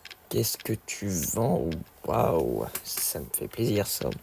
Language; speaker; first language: French; native; French